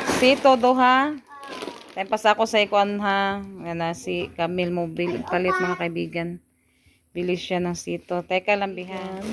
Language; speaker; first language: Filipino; non-native, local second language; Cebuano